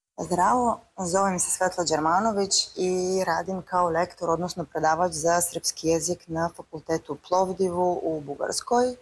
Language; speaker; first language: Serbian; non-native, fluent; Bulgarian